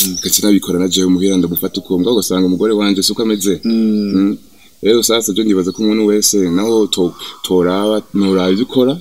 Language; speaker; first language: Rundi; early bilingual, heritage; Rundi